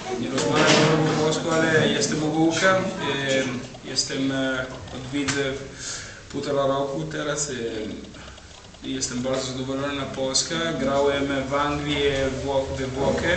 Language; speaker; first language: Polish; non-native, learner; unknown